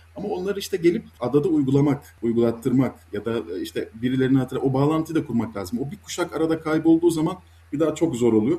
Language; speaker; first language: Turkish; native; Turkish